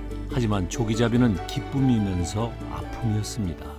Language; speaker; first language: Korean; native; Korean